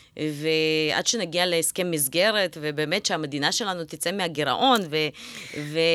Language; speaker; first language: Hebrew; early bilingual, other home language; Russian